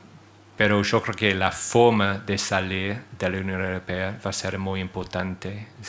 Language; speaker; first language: Spanish; non-native, fluent; English